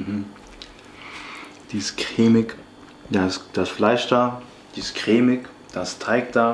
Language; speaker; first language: German; native; German